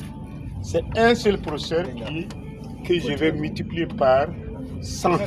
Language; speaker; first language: French; non-native, local second language; Bambara